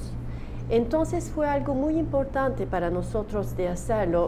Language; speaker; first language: Spanish; non-native, learner; Turkish